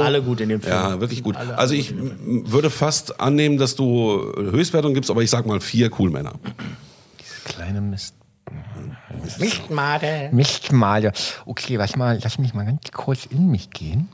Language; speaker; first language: German; native; German